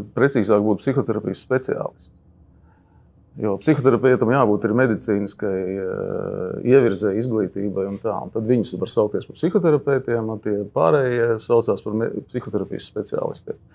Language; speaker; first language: Latvian; native; Latvian